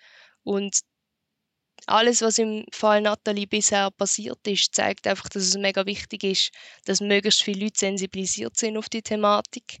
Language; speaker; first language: German; native; German